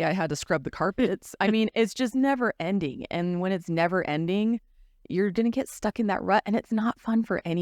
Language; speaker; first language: English; native; English